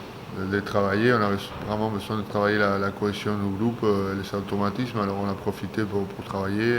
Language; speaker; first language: French; non-native, fluent; Spanish